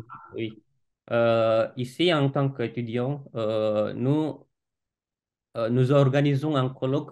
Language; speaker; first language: French; non-native, fluent; Indonesian